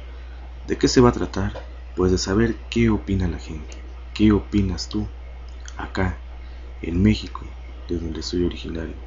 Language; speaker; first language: Spanish; native; Spanish